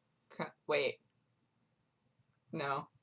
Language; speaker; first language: English; native; English